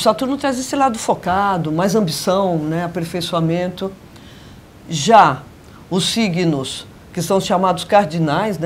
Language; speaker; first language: Portuguese; native; Portuguese